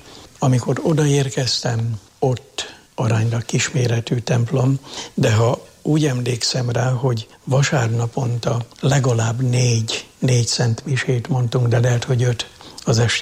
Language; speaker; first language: Hungarian; native; Hungarian